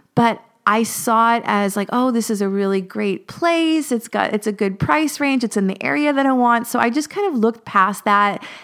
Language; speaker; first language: English; native; English